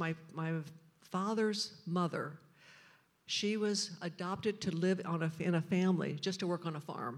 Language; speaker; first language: English; native; English